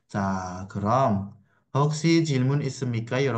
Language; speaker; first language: Korean; non-native, fluent; Indonesian